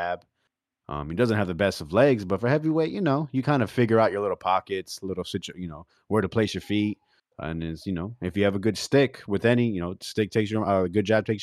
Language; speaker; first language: English; native; English